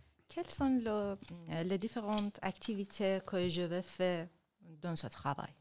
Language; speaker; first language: French; non-native, learner; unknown